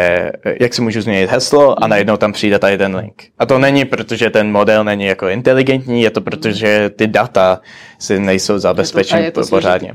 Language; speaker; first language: Czech; early bilingual, heritage; Czech